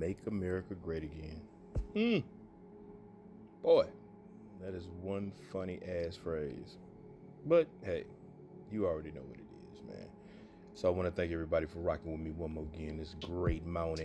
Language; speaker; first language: English; native; English